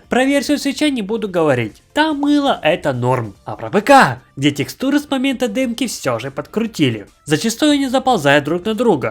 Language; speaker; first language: Russian; native; Russian